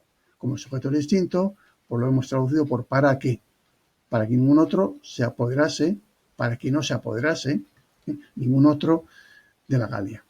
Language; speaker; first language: Spanish; native; Spanish